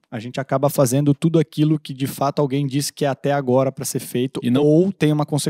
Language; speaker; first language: Portuguese; native; Portuguese